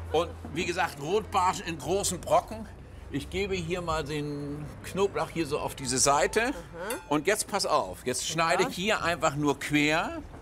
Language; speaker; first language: German; native; German